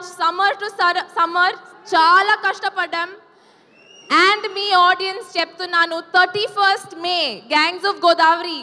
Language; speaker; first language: Telugu; non-native, learner; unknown